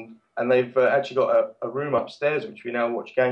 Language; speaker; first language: English; native; English